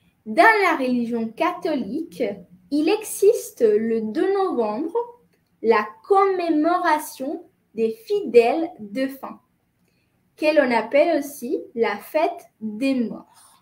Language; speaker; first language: French; non-native, fluent; Spanish